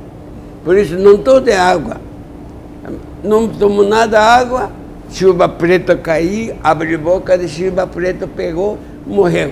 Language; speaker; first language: Portuguese; non-native, learner; Japanese